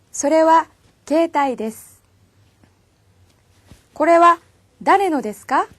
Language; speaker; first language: Japanese; non-native, fluent; Korean